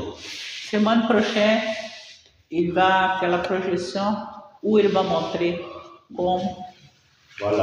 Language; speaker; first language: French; non-native, learner; Portuguese